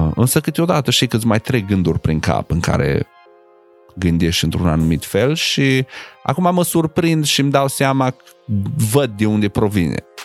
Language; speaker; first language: Romanian; non-native, local second language; Hungarian